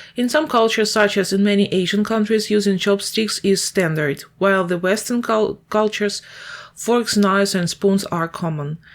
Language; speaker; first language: English; non-native, fluent; Ukrainian